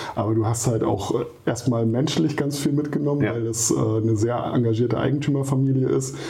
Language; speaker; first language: German; native; German